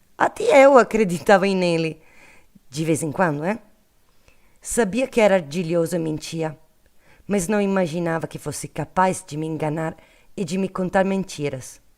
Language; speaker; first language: Portuguese; non-native, learner; Italian